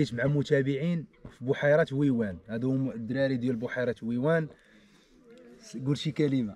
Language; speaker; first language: Arabic; native; Arabic